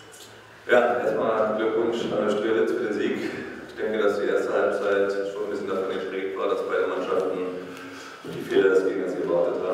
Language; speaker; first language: German; native; German